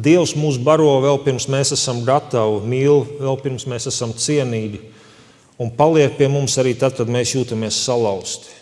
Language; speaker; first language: Latvian; native; Latvian